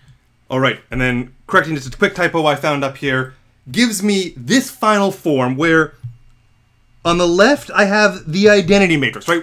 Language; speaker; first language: English; native; English